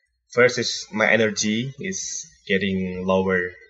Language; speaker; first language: English; non-native, learner; Indonesian